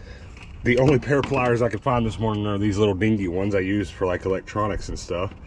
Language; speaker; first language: English; native; English